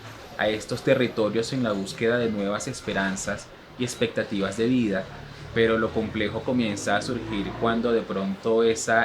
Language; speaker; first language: Spanish; native; Spanish